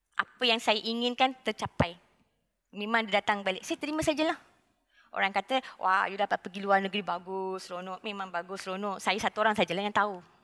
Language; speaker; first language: Malay; non-native, local second language; Tamil